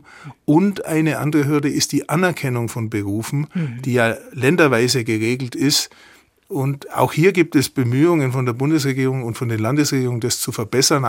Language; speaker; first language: German; native; German